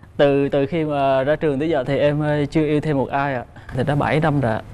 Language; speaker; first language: Vietnamese; native; Vietnamese